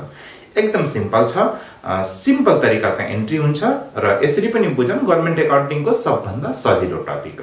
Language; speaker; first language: Nepali; native; Nepali